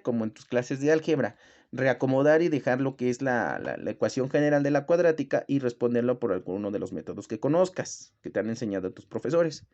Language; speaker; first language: Spanish; native; Spanish